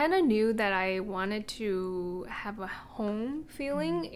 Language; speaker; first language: English; non-native, fluent; Chinese